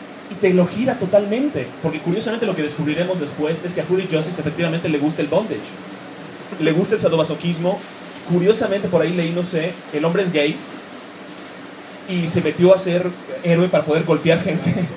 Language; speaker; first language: Spanish; native; Spanish